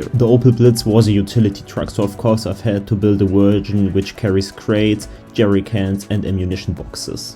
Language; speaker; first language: English; non-native, fluent; German